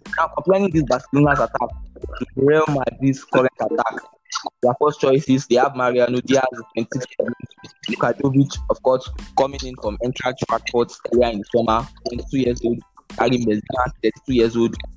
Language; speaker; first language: English; non-native, local second language; Yoruba